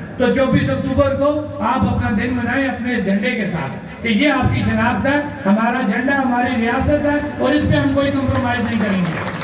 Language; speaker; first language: Urdu; non-native, local second language; Pahari-Potwari